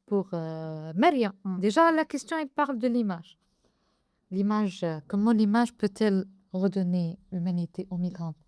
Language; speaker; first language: French; non-native, local second language; Arabic